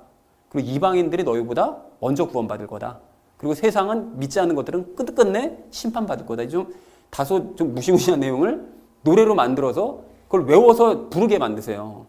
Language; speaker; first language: Korean; native; Korean